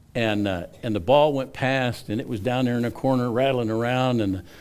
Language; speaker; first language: English; native; English